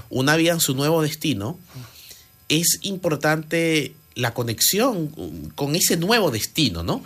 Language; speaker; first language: Spanish; native; Spanish